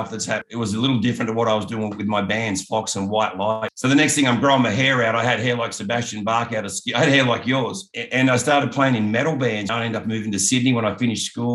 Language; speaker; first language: English; native; English